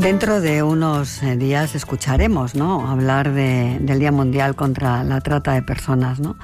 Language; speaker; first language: Spanish; native; Spanish